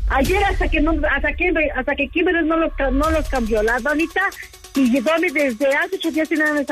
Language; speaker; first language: Spanish; native; Spanish